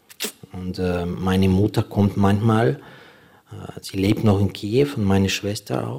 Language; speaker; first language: German; non-native, fluent; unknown